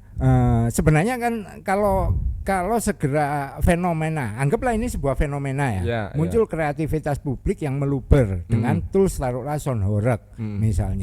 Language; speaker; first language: Indonesian; non-native, local second language; Javanese